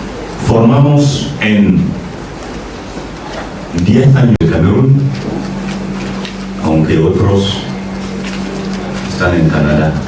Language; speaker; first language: Spanish; non-native, fluent; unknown